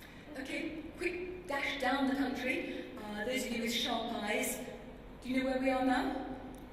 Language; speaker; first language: English; native; English